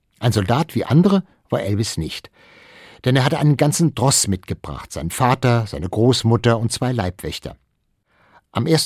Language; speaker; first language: German; native; German